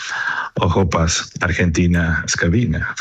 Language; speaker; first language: Swedish; non-native, learner; Spanish